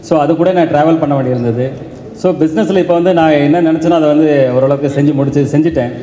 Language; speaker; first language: Tamil; native; Tamil